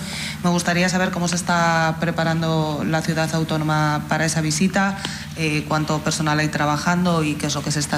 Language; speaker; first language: Spanish; native; Spanish